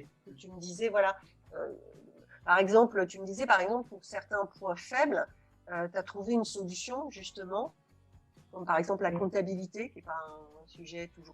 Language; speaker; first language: French; native; French